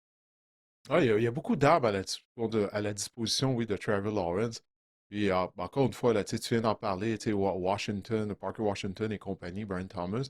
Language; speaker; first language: French; native; French